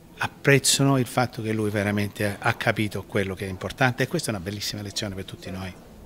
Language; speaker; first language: Italian; non-native, fluent; Sicilian